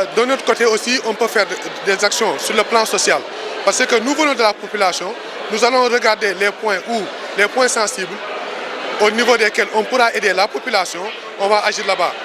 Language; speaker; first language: French; non-native, local second language; Wolof